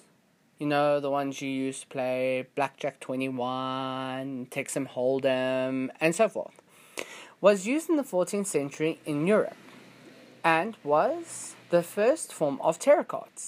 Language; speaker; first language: English; non-native, fluent; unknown